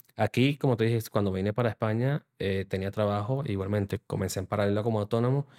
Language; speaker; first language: Spanish; native; Spanish